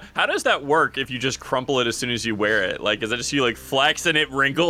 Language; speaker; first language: English; native; English